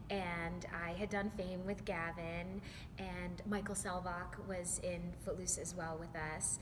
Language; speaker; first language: English; native; English